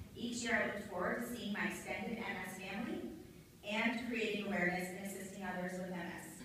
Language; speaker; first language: English; native; English